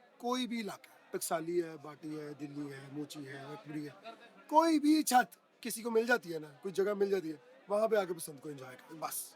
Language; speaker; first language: Urdu; non-native, local second language; Punjabi